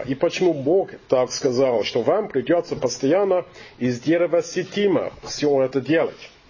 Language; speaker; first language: Russian; non-native, fluent; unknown